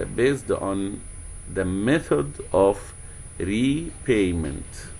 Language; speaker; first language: English; non-native, fluent; Arabic